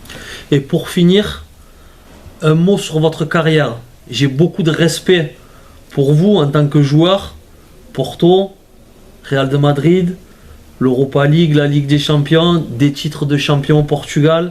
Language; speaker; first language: French; native; French